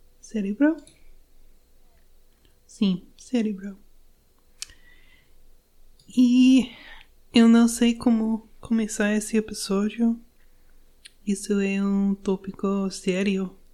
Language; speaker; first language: Portuguese; non-native, learner; English